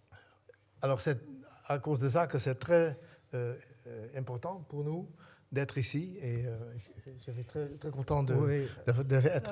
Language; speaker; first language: French; non-native, fluent; Dutch